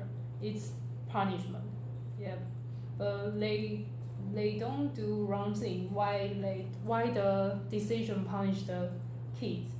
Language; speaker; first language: English; non-native, learner; Chinese